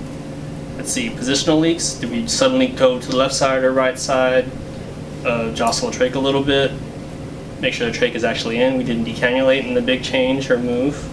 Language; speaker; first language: English; native; English